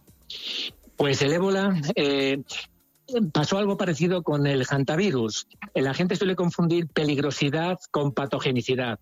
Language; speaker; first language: Spanish; native; Spanish